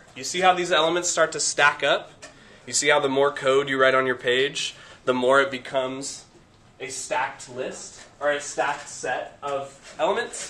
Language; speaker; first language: English; native; English